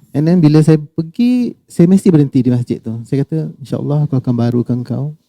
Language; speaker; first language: Malay; native; Malay